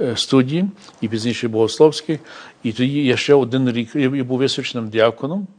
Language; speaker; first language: Ukrainian; early bilingual, heritage; Ukrainian